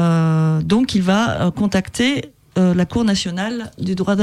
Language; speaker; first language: French; native; French